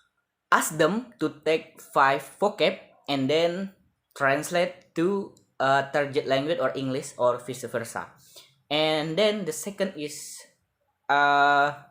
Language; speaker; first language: English; non-native, learner; Indonesian